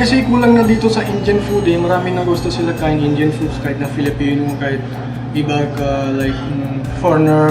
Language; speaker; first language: Filipino; non-native, learner; Punjabi